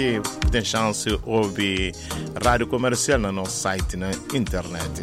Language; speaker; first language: Portuguese; non-native, local second language; Kabuverdianu